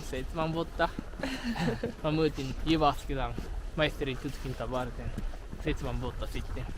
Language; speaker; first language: Finnish; non-native, learner; Japanese